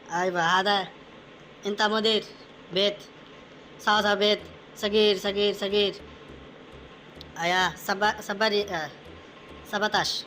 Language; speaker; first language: Arabic; non-native, learner; Bangla